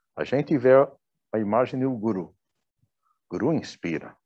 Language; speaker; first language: Portuguese; non-native, fluent; English